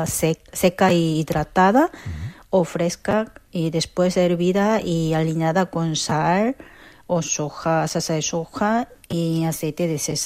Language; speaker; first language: Spanish; non-native, fluent; Korean